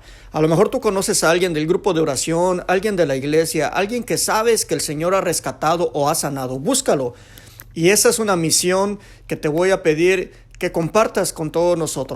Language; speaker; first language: Spanish; native; Spanish